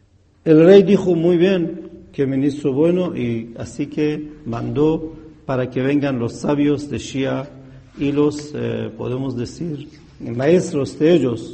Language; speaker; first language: Spanish; non-native, fluent; Persian